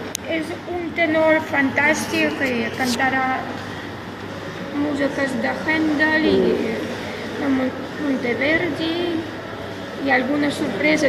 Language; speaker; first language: Catalan; non-native, fluent; Russian